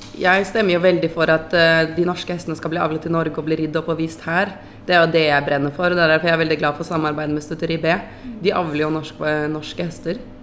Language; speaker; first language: Norwegian; native; Norwegian